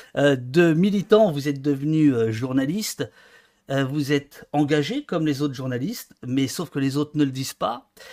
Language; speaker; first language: French; native; French